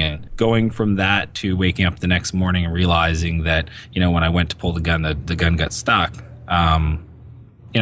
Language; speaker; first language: English; native; English